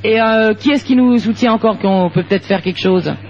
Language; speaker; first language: French; native; French